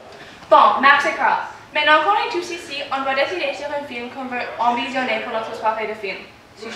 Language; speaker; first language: French; non-native, learner; English